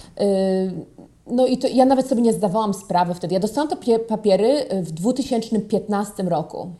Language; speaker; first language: Polish; native; Polish